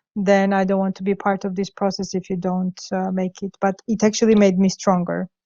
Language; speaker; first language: English; non-native, fluent; Georgian